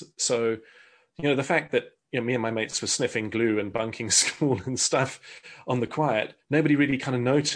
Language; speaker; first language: English; native; English